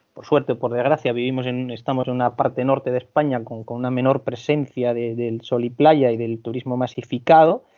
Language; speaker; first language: Spanish; native; Spanish